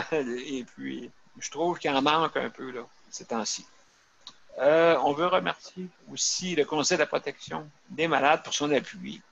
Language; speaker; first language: French; native; French